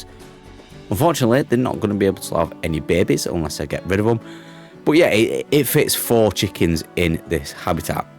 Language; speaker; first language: English; native; English